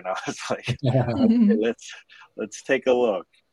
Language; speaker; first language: English; native; English